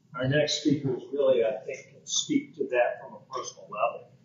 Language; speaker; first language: English; native; English